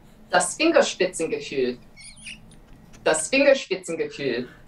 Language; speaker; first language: German; non-native, learner; English